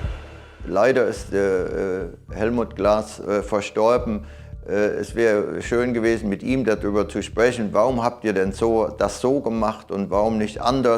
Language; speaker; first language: German; native; German